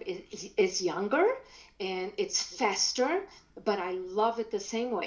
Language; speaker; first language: English; non-native, fluent; German